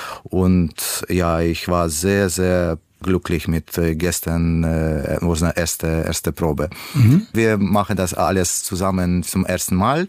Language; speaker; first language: German; non-native, learner; Russian